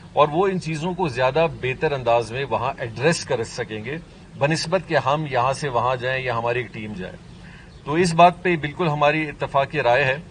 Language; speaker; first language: Urdu; non-native, local second language; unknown